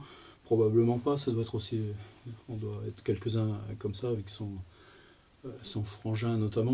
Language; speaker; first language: French; native; French